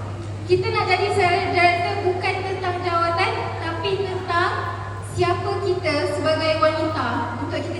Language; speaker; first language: Malay; native; Malay